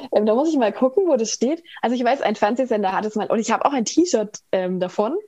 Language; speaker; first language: German; native; German